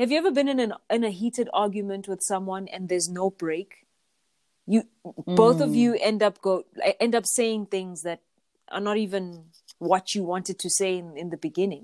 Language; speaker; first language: English; non-native, local second language; Zulu